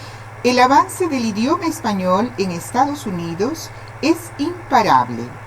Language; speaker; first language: Spanish; non-native, fluent; Portuguese